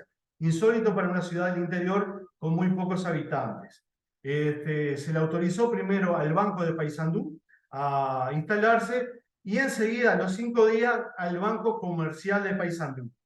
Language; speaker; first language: Spanish; native; Spanish